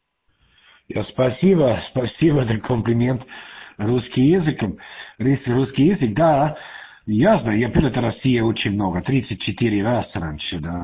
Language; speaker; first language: Russian; non-native, learner; German